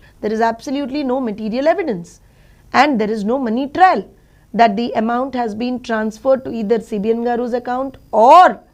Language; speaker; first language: English; non-native, local second language; Telugu